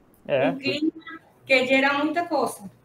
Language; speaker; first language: Portuguese; non-native, fluent; Spanish